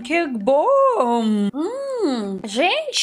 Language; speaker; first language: Portuguese; non-native, learner; Russian